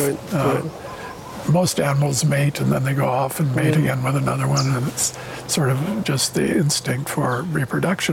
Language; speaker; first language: English; native; English